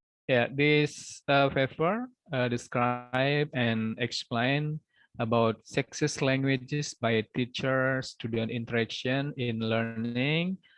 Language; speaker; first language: English; non-native, local second language; Indonesian